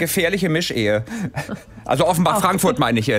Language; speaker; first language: German; native; German